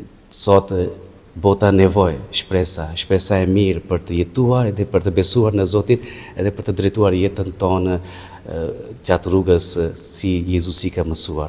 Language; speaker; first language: Albanian; non-native, fluent; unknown